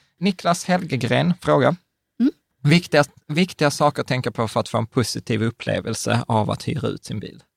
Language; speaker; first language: Swedish; native; Swedish